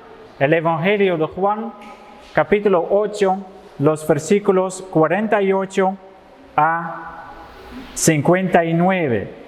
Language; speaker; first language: Spanish; non-native, fluent; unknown